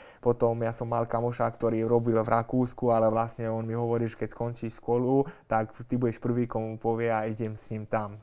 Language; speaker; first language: Slovak; non-native, local second language; Hungarian